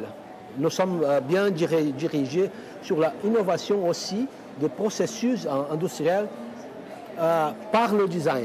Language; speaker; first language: French; non-native, fluent; Portuguese